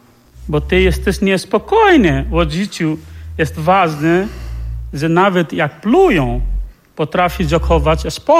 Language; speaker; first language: Polish; non-native, learner; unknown